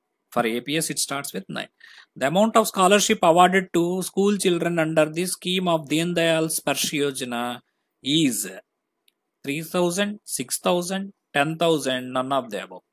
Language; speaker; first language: English; non-native, local second language; Telugu